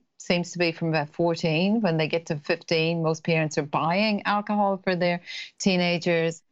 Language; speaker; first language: English; native; English